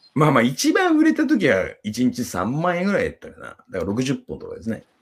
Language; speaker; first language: Japanese; native; Japanese